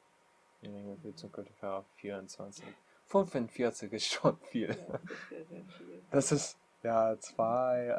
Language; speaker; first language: German; non-native, learner; English